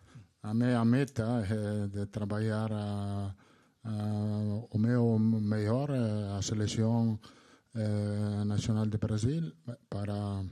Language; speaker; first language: Portuguese; non-native, learner; Italian